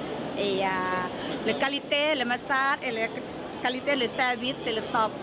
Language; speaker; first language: French; non-native, learner; Thai